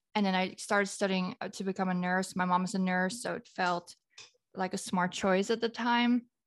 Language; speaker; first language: English; non-native, fluent; Dutch